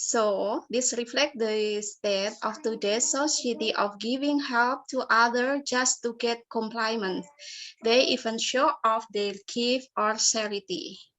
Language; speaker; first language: English; non-native, learner; Indonesian